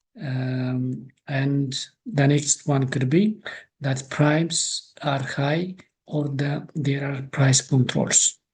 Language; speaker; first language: English; non-native, local second language; Amharic